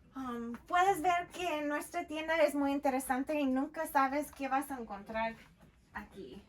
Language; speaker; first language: Spanish; early bilingual, heritage; Spanish